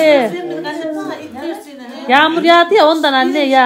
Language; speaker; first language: Turkish; native; Turkish